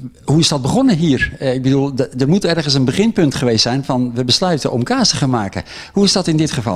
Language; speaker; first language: Dutch; native; Dutch